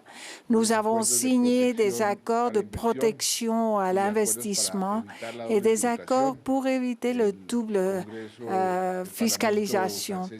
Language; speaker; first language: French; non-native, fluent; Spanish